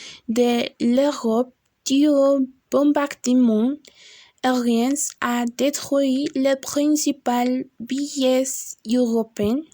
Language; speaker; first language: French; non-native, learner; Spanish